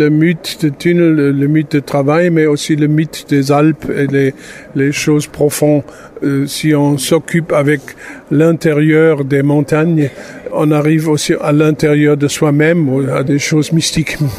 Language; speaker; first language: French; non-native, fluent; German